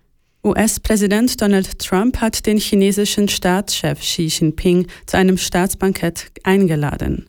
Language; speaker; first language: German; native; German